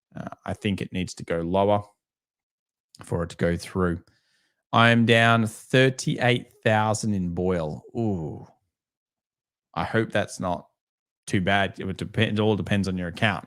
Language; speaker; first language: English; native; English